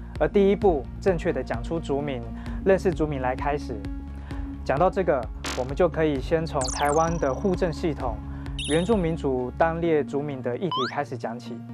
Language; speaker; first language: Chinese; native; Chinese